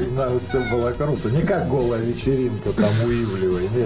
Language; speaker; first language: Russian; native; Russian